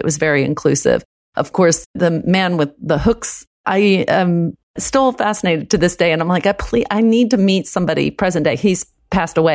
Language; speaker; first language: English; early bilingual, other home language; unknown